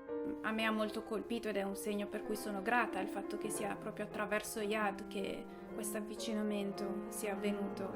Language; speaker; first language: Italian; native; Italian